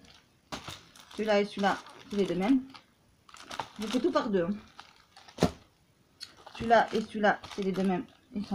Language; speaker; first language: French; native; French